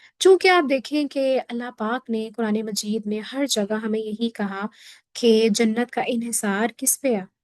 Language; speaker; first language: Urdu; native; Urdu